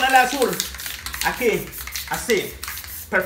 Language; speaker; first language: Spanish; native; Spanish